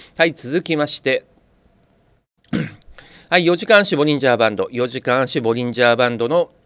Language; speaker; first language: Japanese; native; Japanese